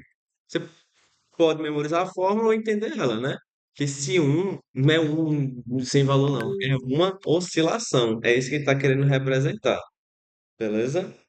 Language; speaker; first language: Portuguese; native; Portuguese